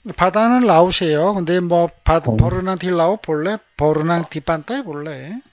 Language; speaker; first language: Korean; native; Korean